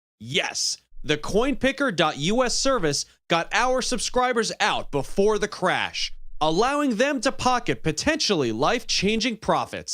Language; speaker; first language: English; native; English